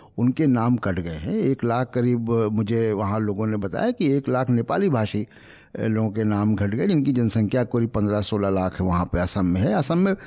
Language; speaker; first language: Hindi; native; Hindi